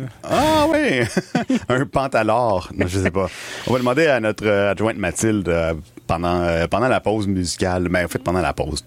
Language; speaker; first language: French; native; French